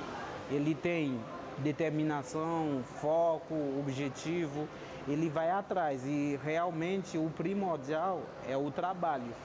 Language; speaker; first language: Portuguese; non-native, fluent; Spanish